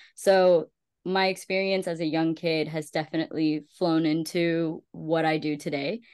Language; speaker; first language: English; early bilingual, other home language; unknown